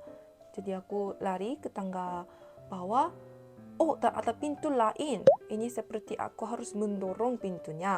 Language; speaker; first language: Indonesian; non-native, learner; Korean